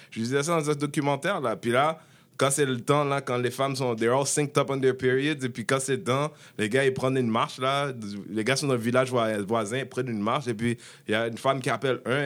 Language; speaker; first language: French; early bilingual, heritage; French